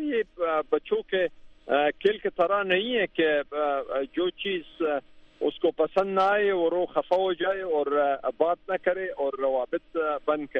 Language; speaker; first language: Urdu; non-native, fluent; Pashto